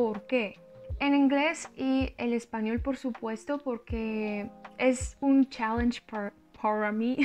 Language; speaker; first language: Spanish; non-native, learner; Russian